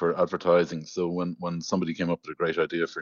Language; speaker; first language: English; native; English